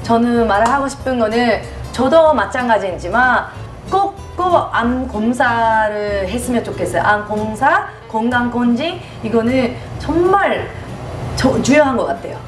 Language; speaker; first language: Korean; non-native, fluent; Japanese